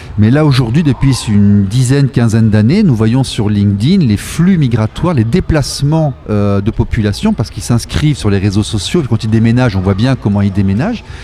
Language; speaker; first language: French; native; French